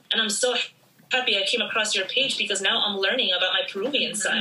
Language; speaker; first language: English; early bilingual, other home language; Spanish